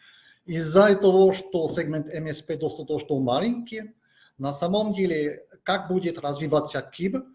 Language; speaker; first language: Russian; non-native, fluent; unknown